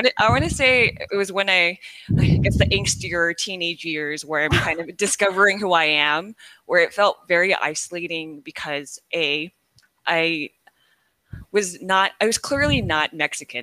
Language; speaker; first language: English; early bilingual, other home language; Korean